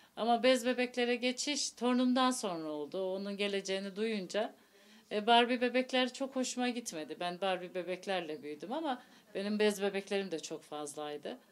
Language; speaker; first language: Turkish; early bilingual, heritage; Turkish